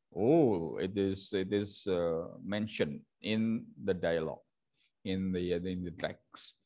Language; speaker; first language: English; non-native, fluent; Indonesian